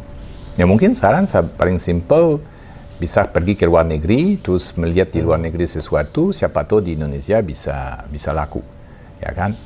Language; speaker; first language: Indonesian; non-native, fluent; French